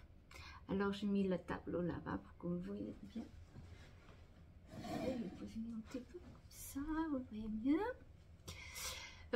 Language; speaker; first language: French; non-native, fluent; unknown